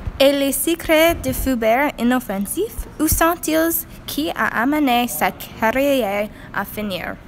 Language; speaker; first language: French; non-native, learner; English